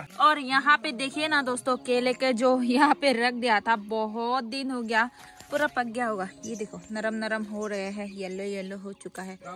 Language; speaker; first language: Hindi; non-native, local second language; Chakma